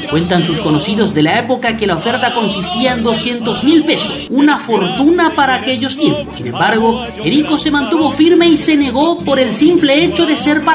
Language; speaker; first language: Spanish; native; Spanish